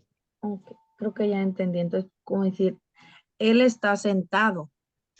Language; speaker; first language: Spanish; native; Spanish